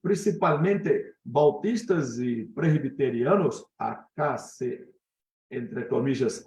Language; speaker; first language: Spanish; non-native, fluent; Portuguese